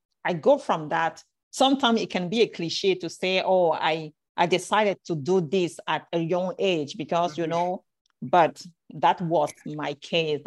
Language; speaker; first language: English; non-native, fluent; French